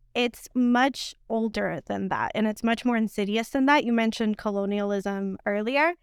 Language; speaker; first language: English; non-native, fluent; Spanish